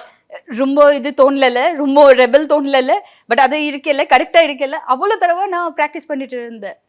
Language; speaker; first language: Tamil; non-native, local second language; Bangla